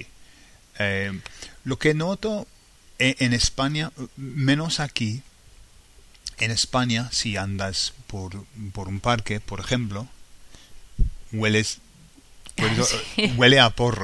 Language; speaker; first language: Spanish; non-native, fluent; English